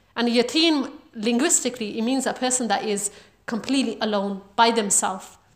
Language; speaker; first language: English; native; English